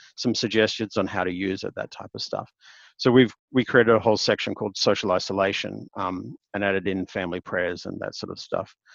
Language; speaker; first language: English; native; English